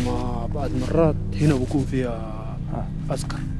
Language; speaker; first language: Arabic; native; Arabic